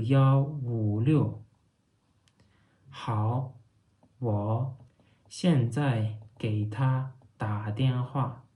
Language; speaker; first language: Chinese; non-native, fluent; Turkmen